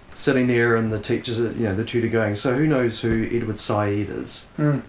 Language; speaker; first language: English; native; English